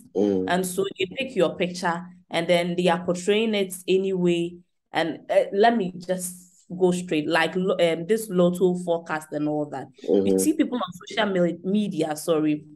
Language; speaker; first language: English; non-native, local second language; Akan